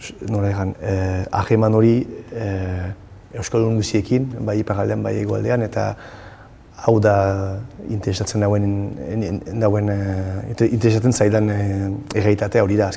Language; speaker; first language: Basque; non-native, local second language; French